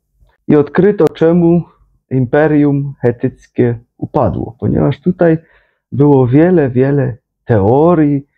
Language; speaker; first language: Polish; native; Polish